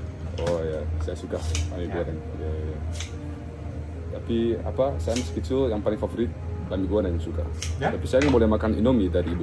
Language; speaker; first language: Indonesian; early bilingual, heritage; Dutch